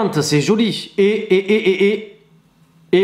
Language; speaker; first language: French; native; French